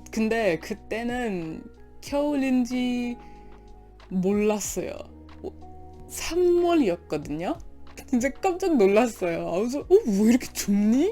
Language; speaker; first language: Korean; non-native, learner; English